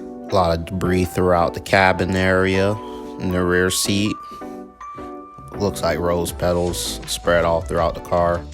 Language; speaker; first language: English; native; English